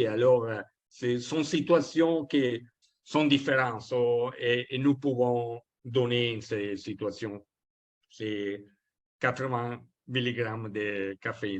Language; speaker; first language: French; non-native, learner; Italian